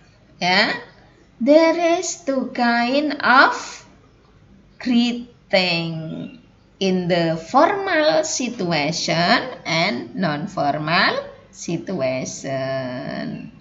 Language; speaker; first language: English; non-native, fluent; Indonesian